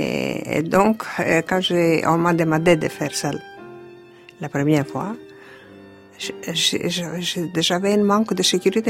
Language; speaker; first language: French; non-native, fluent; Greek